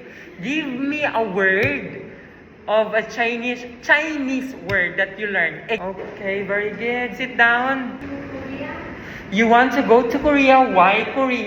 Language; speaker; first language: English; non-native, fluent; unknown